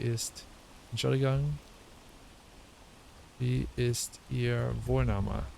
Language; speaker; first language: German; non-native, learner; English